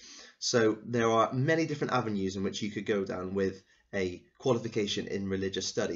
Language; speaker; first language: English; native; English